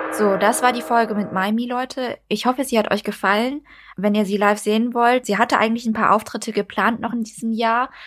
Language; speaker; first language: German; early bilingual, other home language; Vietnamese